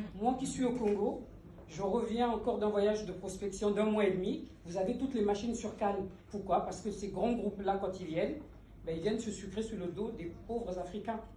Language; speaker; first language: French; early bilingual, other home language; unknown